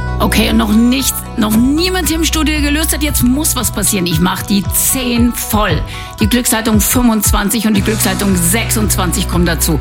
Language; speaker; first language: German; native; German